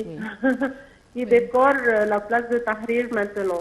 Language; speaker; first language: French; non-native, local second language; Arabic